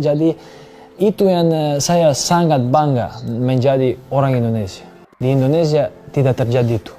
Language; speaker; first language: Indonesian; non-native, fluent; Serbian